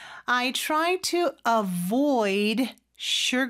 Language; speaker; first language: English; non-native, fluent; Korean